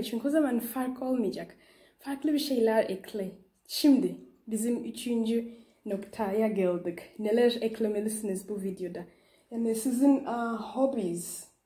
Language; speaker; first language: Turkish; non-native, learner; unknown